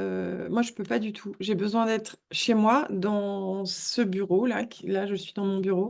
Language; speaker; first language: French; native; French